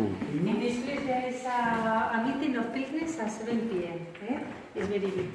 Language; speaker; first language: English; non-native, learner; Spanish